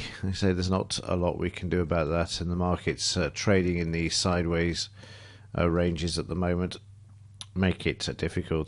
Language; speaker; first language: English; native; English